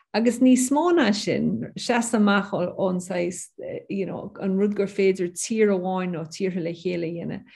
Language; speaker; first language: Irish; native; Irish